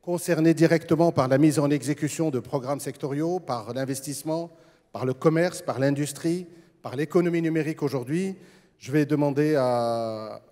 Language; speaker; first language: French; non-native, local second language; Arabic